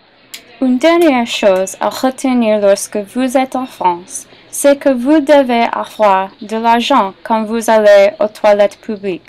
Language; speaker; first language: French; non-native, learner; English